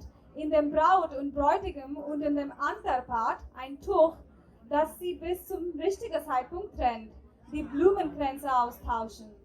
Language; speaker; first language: German; non-native, fluent; Marathi